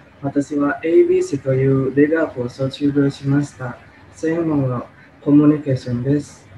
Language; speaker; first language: Japanese; non-native, learner; Indonesian